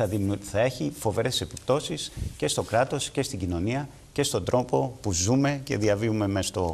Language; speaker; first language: Greek; native; Greek